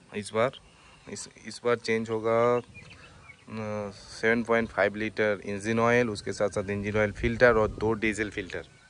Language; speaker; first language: Hindi; non-native, local second language; Bangla